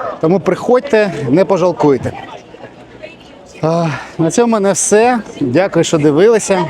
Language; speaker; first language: Ukrainian; native; Ukrainian